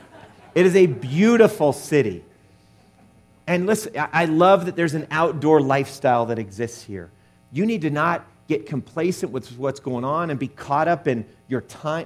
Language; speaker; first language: English; native; English